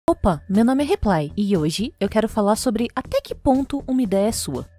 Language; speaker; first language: Portuguese; native; Portuguese